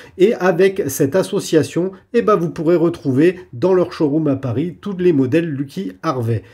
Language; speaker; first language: French; native; French